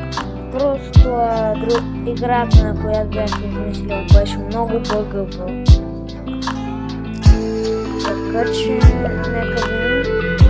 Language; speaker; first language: Bulgarian; native; Bulgarian